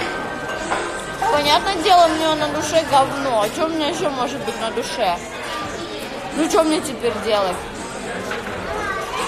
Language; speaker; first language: Russian; native; Russian